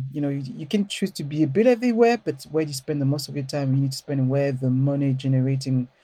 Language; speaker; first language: English; non-native, fluent; French